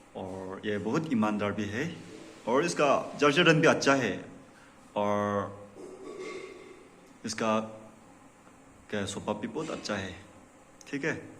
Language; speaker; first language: Hindi; non-native, local second language; Tangkhul Naga (India)